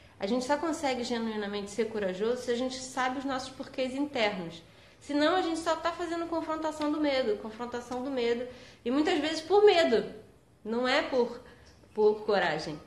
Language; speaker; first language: Portuguese; native; Portuguese